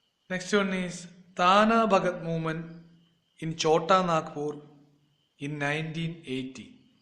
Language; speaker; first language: English; non-native, local second language; Malayalam